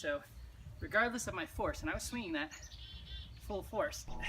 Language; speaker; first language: English; native; English